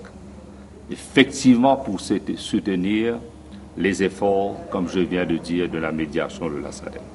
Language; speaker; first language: French; non-native, local second language; Morisyen